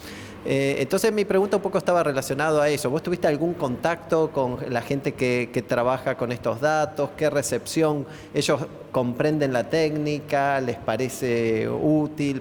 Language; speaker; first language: Spanish; native; Spanish